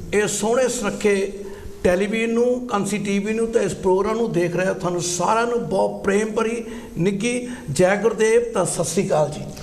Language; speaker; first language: Punjabi; native; Punjabi